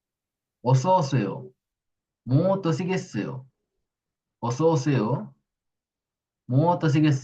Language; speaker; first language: Korean; non-native, fluent; Sinhala